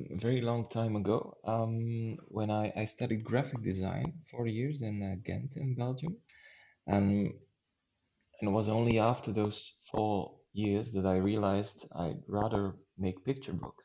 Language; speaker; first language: English; non-native, fluent; Dutch